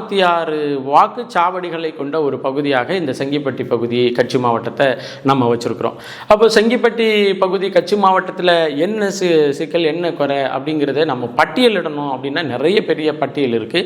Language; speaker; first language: Tamil; native; Tamil